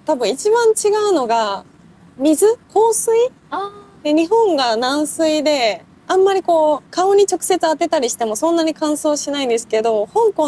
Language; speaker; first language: Japanese; native; Japanese